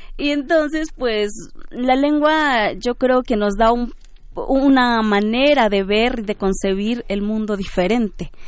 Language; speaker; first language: Spanish; early bilingual, other home language; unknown